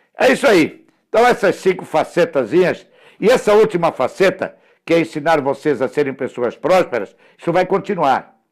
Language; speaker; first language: Portuguese; early bilingual, other home language; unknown